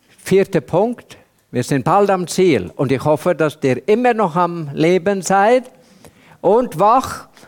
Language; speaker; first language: German; non-native, fluent; Welsh